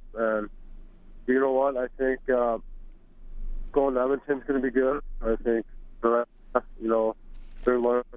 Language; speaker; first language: English; native; English